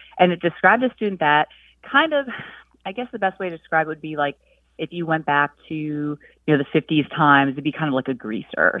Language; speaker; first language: English; native; English